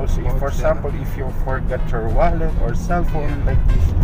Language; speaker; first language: English; non-native, learner; Filipino